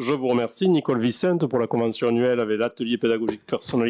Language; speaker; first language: French; native; French